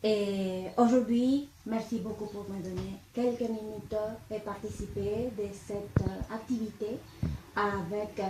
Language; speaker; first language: French; non-native, fluent; Spanish